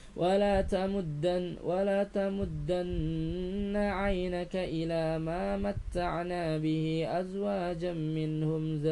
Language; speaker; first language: Arabic; non-native, fluent; Indonesian